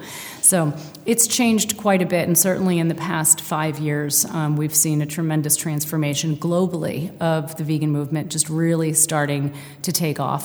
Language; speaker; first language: English; native; English